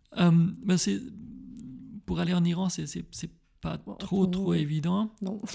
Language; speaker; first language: French; early bilingual, heritage; French